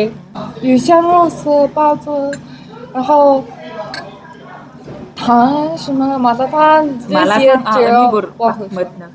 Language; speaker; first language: Chinese; non-native, learner; Mongolian